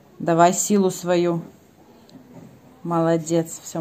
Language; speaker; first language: Russian; native; Russian